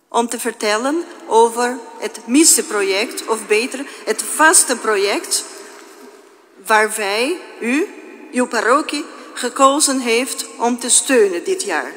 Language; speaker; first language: Dutch; non-native, fluent; Portuguese